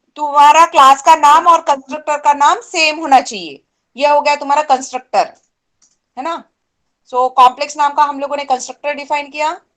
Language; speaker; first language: Hindi; non-native, local second language; Marathi